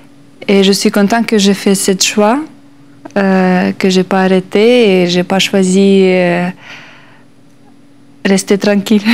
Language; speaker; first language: French; non-native, learner; Russian